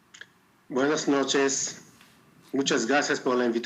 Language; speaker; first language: Spanish; non-native, fluent; Hebrew